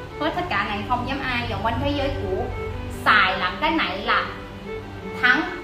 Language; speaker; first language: Vietnamese; non-native, learner; Thai